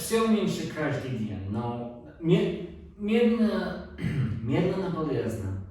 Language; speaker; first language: Russian; non-native, learner; English